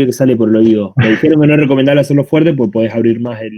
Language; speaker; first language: Spanish; native; Spanish